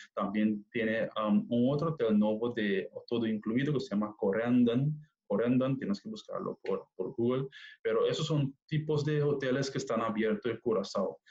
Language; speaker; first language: Spanish; non-native, fluent; Papiamento